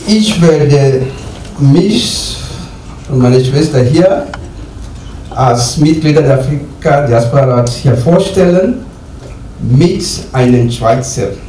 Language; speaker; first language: German; non-native, learner; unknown